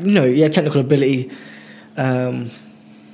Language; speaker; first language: English; native; English